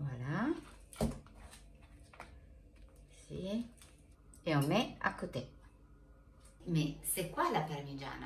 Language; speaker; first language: French; non-native, fluent; Italian